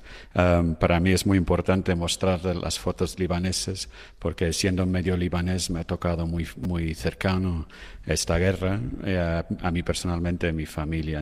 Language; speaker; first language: Spanish; non-native, fluent; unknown